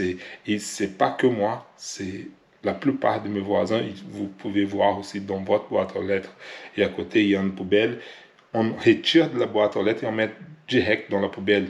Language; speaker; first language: French; non-native, learner; Portuguese